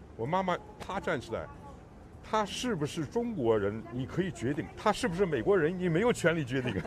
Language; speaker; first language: Chinese; non-native, local second language; English